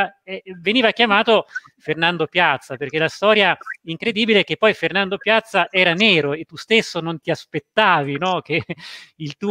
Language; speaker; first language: Italian; native; Italian